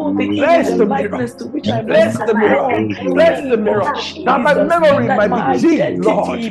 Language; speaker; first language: English; non-native, local second language; Yoruba